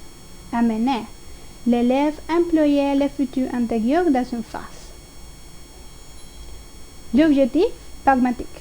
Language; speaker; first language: French; non-native, learner; Spanish